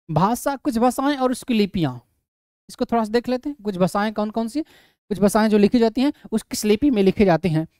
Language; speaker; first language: Hindi; native; Hindi